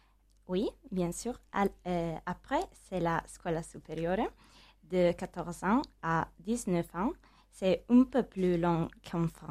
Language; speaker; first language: French; non-native, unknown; Italian